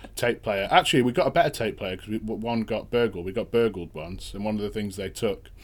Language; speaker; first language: English; native; English